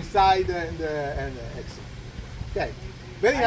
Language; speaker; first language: English; non-native, learner; Italian